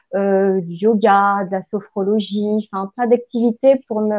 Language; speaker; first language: French; native; French